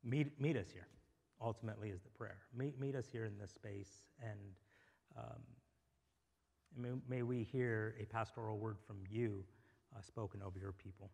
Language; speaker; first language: English; native; English